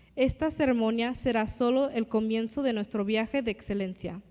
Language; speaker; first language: Spanish; early bilingual, other home language; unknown